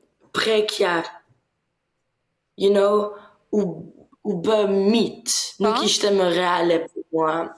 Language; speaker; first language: Albanian; early bilingual, heritage; Albanian